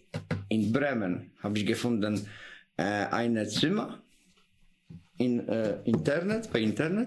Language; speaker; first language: German; non-native, learner; Polish